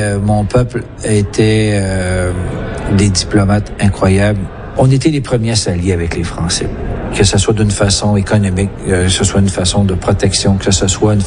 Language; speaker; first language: French; native; French